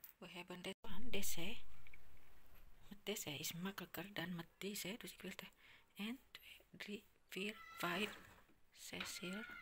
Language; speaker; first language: Dutch; non-native, learner; Indonesian